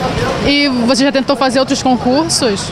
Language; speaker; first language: Portuguese; native; Portuguese